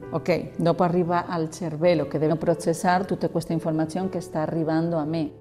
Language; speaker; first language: Italian; non-native, learner; Spanish